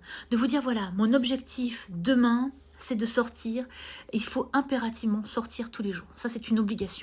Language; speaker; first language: French; native; French